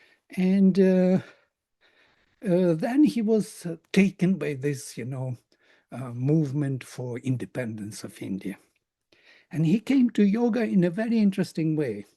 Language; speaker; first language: English; non-native, fluent; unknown